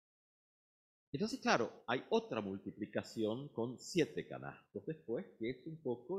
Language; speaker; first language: Spanish; native; Spanish